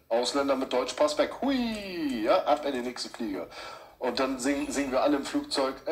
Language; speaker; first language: German; early bilingual, other home language; Turkish